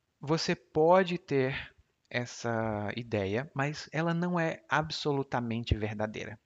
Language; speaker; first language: Portuguese; native; Portuguese